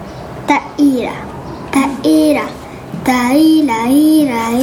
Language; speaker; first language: Arabic; non-native, learner; French